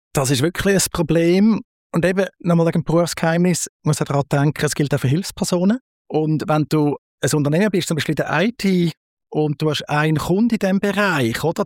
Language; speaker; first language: German; native; German